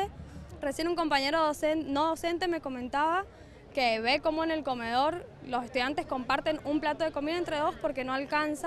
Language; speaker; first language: Spanish; native; Spanish